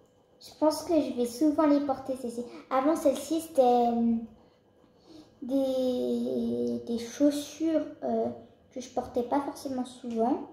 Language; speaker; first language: French; early bilingual, other home language; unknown